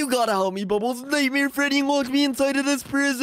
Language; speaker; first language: English; native; English